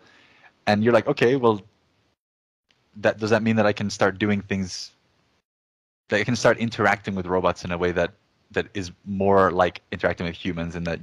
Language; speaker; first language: English; early bilingual, other home language; Spanish